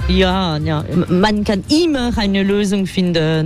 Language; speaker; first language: German; non-native, fluent; French